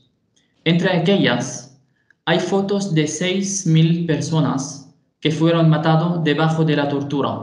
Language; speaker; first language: Spanish; non-native, fluent; Arabic